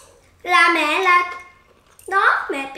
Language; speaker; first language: Vietnamese; early bilingual, heritage; Korean